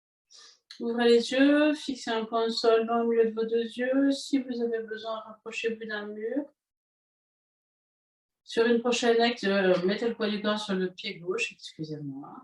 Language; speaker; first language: French; native; French